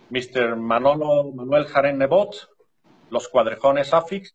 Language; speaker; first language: English; non-native, learner; Spanish